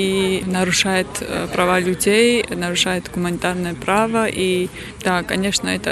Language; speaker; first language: Russian; non-native, fluent; Georgian